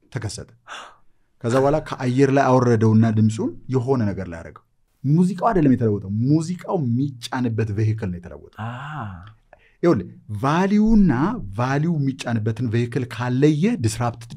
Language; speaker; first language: Amharic; native; Amharic